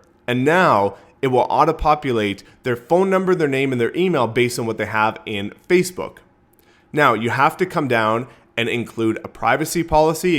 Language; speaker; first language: English; native; English